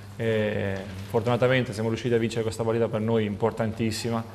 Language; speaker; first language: Italian; non-native, fluent; Albanian